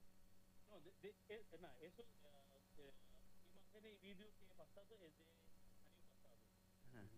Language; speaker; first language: Spanish; non-native, learner; Bangla